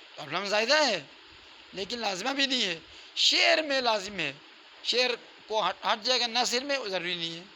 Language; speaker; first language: Urdu; non-native, local second language; Balti